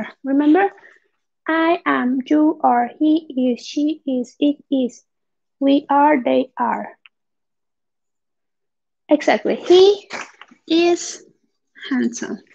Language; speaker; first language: English; non-native, fluent; Spanish